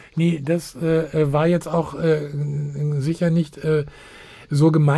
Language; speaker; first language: German; native; German